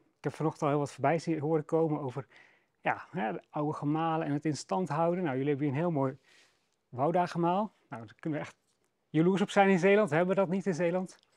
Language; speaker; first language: Dutch; native; Dutch